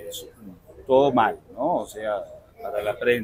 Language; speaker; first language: Spanish; non-native, fluent; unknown